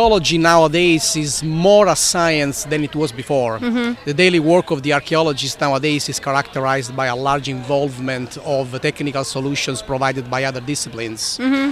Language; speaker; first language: English; non-native, fluent; Italian